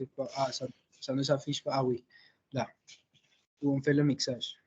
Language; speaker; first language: French; non-native, fluent; Spanish